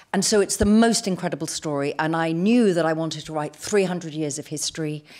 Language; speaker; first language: English; native; English